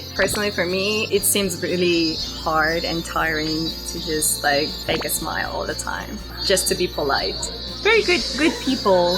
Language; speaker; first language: English; non-native, fluent; Persian